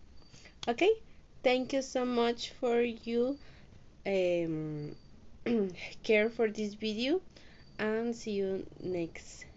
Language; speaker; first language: English; non-native, learner; Spanish